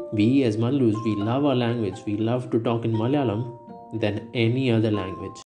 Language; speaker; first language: English; non-native, local second language; Malayalam